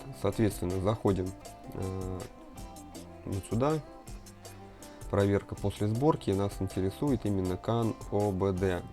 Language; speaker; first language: Russian; native; Russian